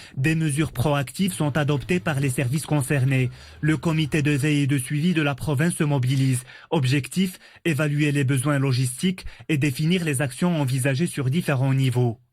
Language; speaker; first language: French; non-native, local second language; Arabic